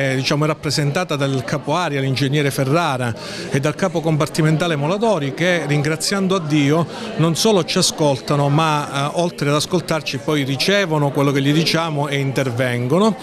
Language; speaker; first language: Italian; native; Italian